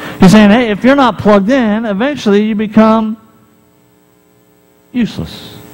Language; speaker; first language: English; native; English